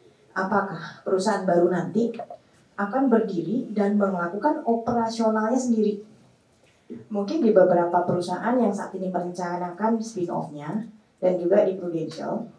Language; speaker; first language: Indonesian; native; Indonesian